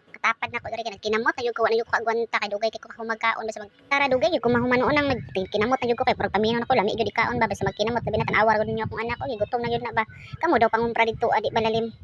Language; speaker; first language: Cebuano; non-native, local second language; Hiligaynon